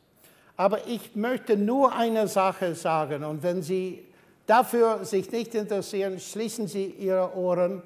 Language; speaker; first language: German; non-native, fluent; English